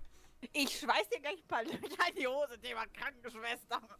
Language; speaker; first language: German; native; German